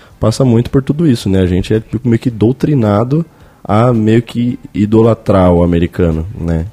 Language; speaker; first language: Portuguese; native; Portuguese